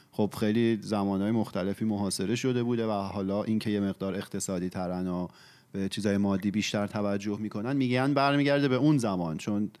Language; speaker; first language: Persian; native; Persian